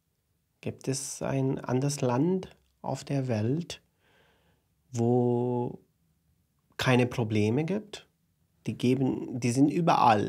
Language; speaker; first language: German; non-native, fluent; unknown